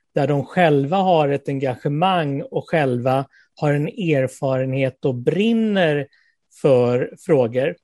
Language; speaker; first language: Swedish; native; Swedish